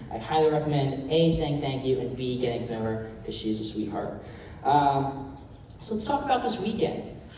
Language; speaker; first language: English; native; English